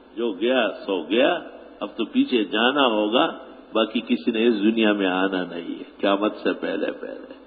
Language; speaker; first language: Urdu; non-native, local second language; Pashto